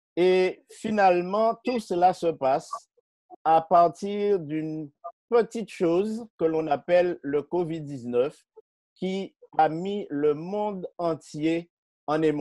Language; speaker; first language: French; native; French